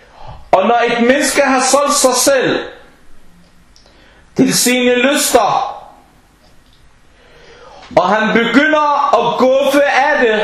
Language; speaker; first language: Danish; non-native, fluent; Arabic